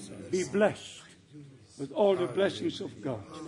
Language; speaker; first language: English; non-native, fluent; German